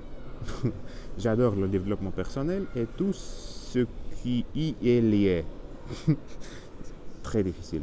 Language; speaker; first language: French; non-native, learner; Spanish